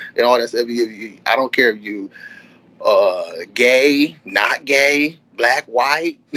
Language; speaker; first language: English; native; English